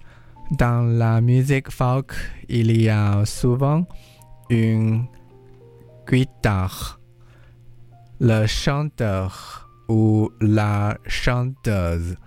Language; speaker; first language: French; non-native, learner; English